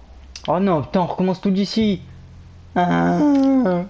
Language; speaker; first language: French; native; French